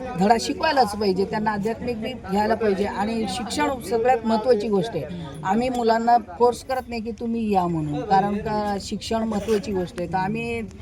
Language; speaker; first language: Marathi; native; Marathi